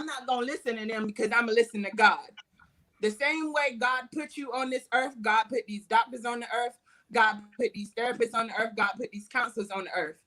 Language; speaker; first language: English; native; English